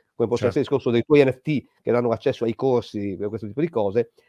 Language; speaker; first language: Italian; native; Italian